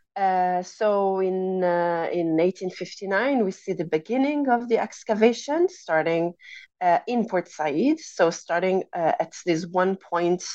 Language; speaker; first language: English; non-native, fluent; Italian